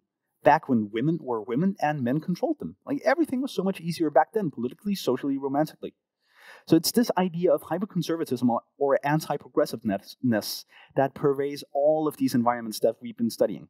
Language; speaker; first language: English; non-native, fluent; Danish